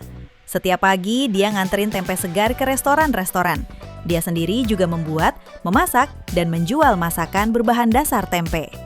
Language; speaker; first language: Indonesian; native; Indonesian